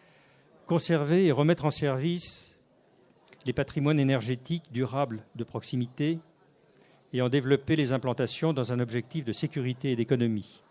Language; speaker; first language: French; native; French